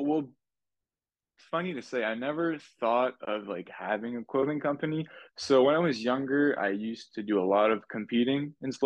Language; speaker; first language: English; native; English